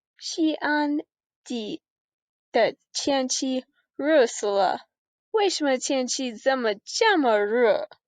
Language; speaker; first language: Chinese; non-native, learner; English